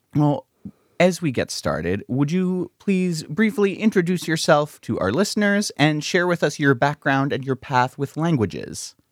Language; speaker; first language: English; native; English